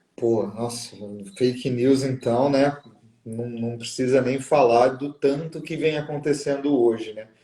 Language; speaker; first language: Portuguese; native; Portuguese